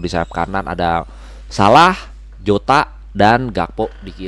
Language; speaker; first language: Indonesian; native; Indonesian